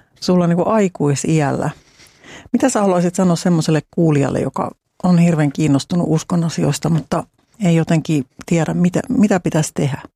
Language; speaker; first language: Finnish; native; Finnish